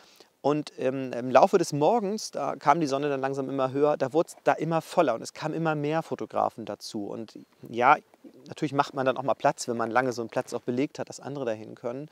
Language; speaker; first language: German; native; German